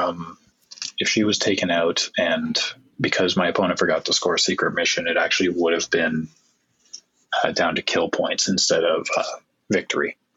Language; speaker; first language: English; native; English